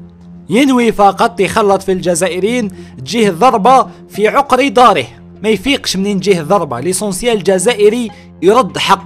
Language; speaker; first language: Arabic; native; Arabic